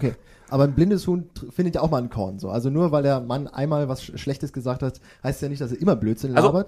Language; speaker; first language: German; native; German